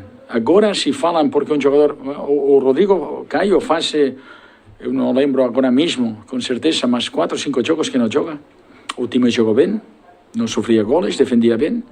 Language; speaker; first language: Portuguese; non-native, learner; Spanish